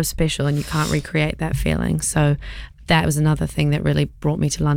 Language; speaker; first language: English; native; English